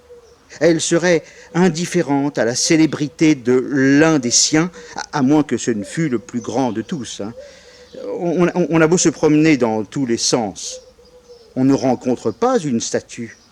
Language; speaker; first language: French; native; French